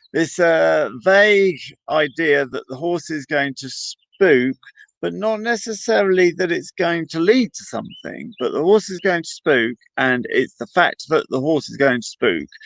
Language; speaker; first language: English; native; English